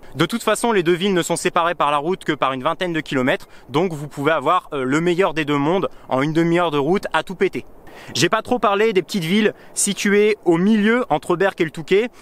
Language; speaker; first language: French; native; French